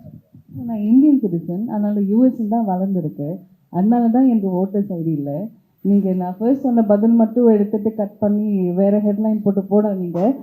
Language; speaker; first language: Tamil; early bilingual, heritage; Tamil